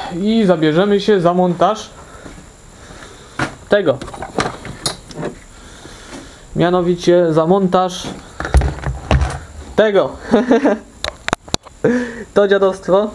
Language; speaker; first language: Polish; native; Polish